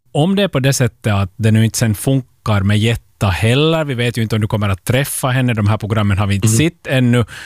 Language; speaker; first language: Swedish; native; Swedish